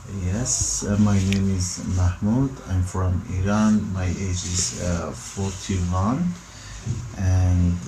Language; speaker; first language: English; non-native, learner; Persian